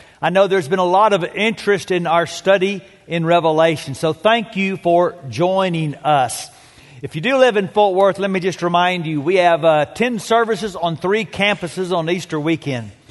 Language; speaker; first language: English; native; English